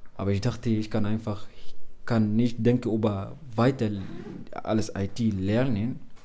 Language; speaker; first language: German; non-native, learner; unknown